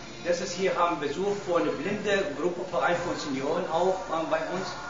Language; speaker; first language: German; non-native, learner; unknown